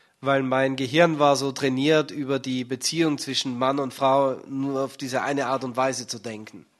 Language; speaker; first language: German; native; German